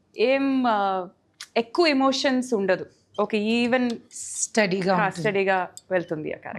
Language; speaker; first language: Telugu; non-native, fluent; Tamil